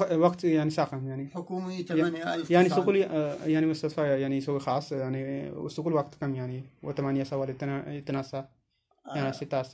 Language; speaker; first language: Arabic; non-native, learner; Hindi